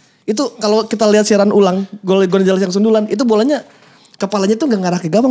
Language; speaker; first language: Indonesian; native; Indonesian